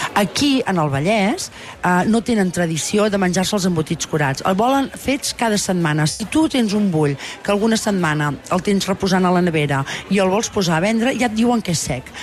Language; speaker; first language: Catalan; native; Catalan